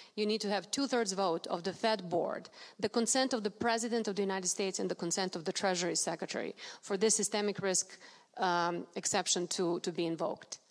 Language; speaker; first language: English; non-native, fluent; Serbian